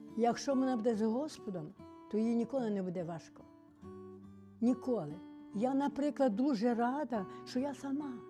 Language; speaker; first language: Ukrainian; native; Ukrainian